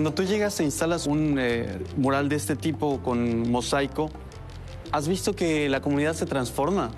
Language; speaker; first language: Portuguese; non-native, learner; Spanish